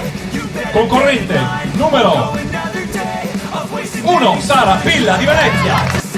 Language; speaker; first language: Italian; native; Italian